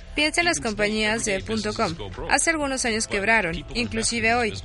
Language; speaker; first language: Spanish; non-native, fluent; English